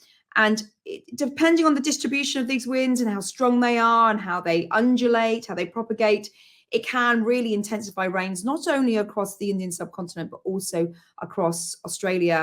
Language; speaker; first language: English; native; English